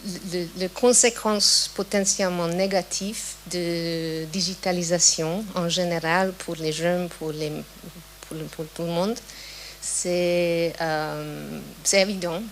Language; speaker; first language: French; non-native, fluent; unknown